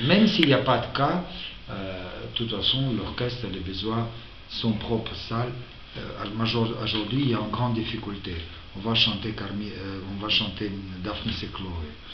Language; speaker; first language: French; non-native, fluent; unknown